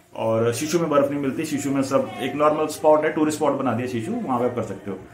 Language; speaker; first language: Hindi; native; Hindi